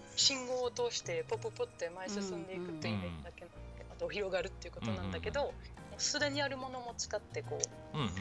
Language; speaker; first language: Japanese; non-native, fluent; French